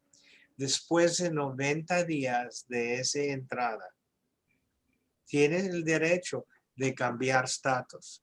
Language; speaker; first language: Spanish; early bilingual, heritage; English